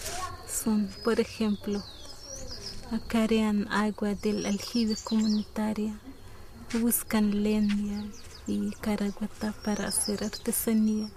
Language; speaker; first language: Spanish; non-native, local second language; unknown